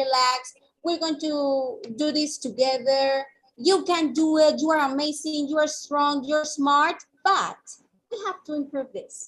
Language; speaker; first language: English; non-native, fluent; Spanish